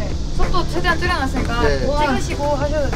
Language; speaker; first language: Korean; native; Korean